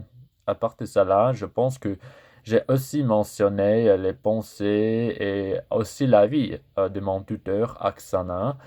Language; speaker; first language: French; non-native, fluent; English